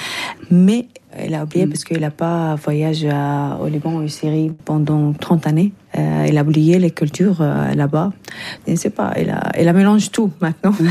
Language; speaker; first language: French; non-native, learner; Arabic